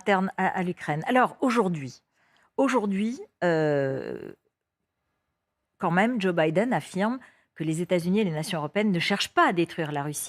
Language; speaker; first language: French; native; French